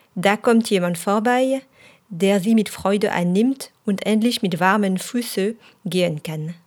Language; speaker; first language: German; non-native, fluent; French